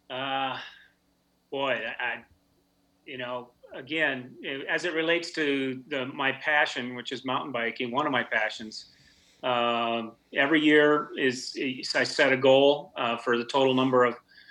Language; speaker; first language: English; native; English